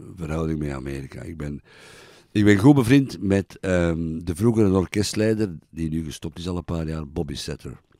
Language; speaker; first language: Dutch; native; Dutch